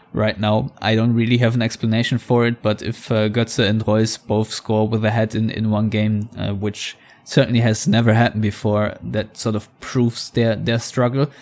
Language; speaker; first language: English; non-native, fluent; German